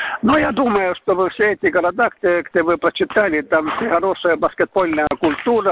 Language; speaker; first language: Russian; non-native, learner; Estonian